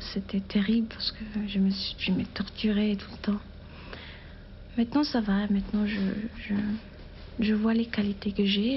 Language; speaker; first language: French; non-native, fluent; German